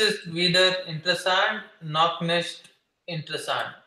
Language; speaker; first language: German; non-native, learner; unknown